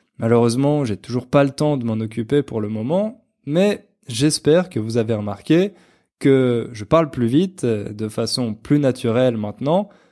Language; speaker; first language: French; native; French